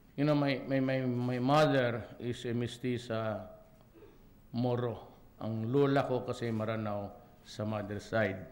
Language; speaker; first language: Filipino; non-native, local second language; Cebuano